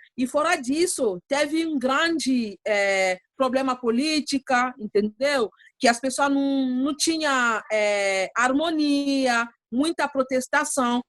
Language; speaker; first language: Portuguese; non-native, learner; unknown